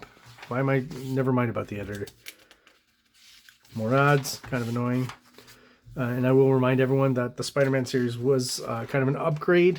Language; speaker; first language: English; native; English